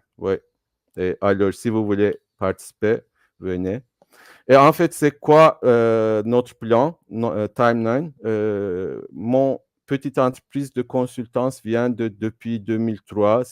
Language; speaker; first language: French; non-native, fluent; Turkish